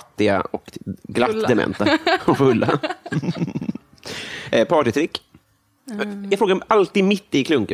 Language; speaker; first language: Swedish; native; Swedish